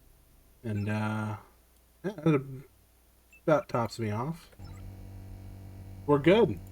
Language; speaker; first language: English; native; English